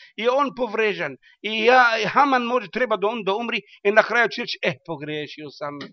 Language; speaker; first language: Bosnian; non-native, learner; Arabic